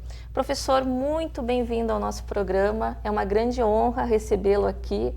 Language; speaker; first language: Portuguese; native; Portuguese